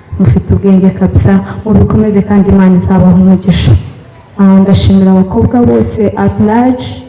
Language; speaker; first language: Kinyarwanda; early bilingual, heritage; Kinyarwanda